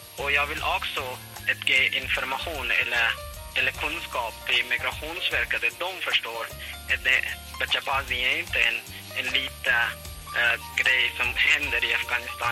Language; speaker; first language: Swedish; non-native, fluent; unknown